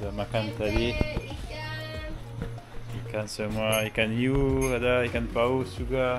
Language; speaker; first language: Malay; non-native, learner; French